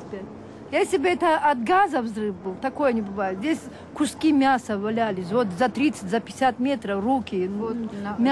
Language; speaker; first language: Russian; native; Russian